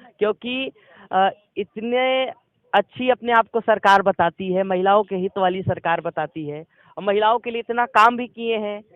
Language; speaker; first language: Hindi; native; Hindi